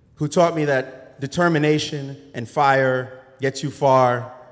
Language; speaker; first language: English; native; English